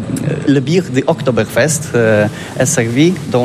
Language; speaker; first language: French; non-native, learner; Polish